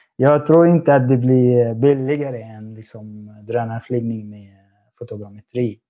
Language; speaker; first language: Swedish; non-native, fluent; Arabic